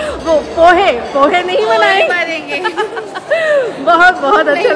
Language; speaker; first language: Hindi; non-native, local second language; Bangla